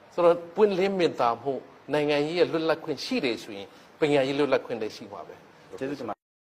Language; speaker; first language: Burmese; non-native, local second language; Hakha Chin